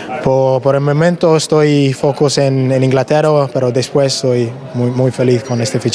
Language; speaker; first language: Spanish; non-native, learner; English